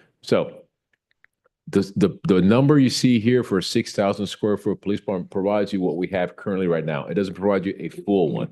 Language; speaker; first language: English; native; English